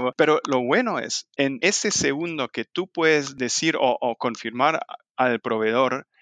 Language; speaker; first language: Spanish; non-native, fluent; German